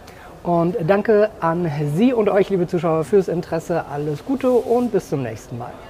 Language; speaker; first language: German; native; German